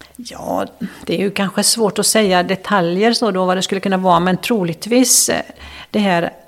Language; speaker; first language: Swedish; non-native, local second language; Finnish